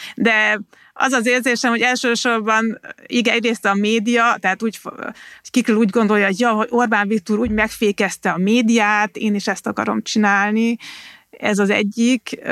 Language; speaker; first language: Hungarian; early bilingual, heritage; Hungarian